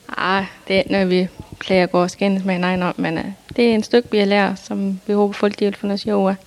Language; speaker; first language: Danish; native; Danish